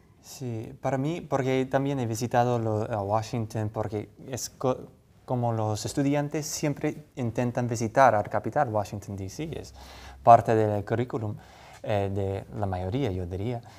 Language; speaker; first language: Spanish; non-native, fluent; English